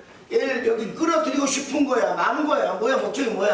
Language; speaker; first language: Korean; native; Korean